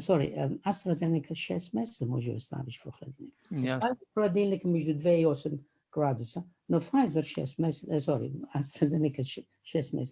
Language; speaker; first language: Bulgarian; non-native, fluent; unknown